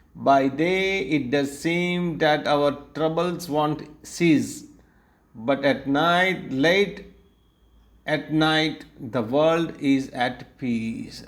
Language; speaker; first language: English; non-native, local second language; Gujarati